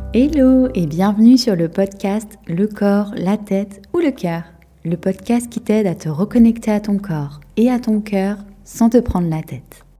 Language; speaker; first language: French; native; French